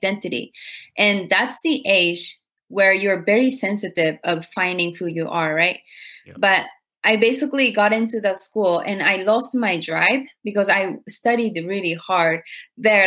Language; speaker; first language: English; non-native, fluent; Japanese